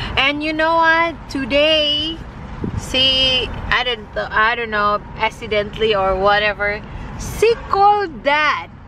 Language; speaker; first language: English; non-native, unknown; Indonesian